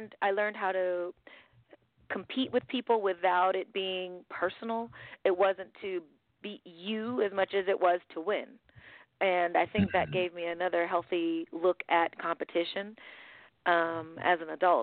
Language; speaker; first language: English; native; English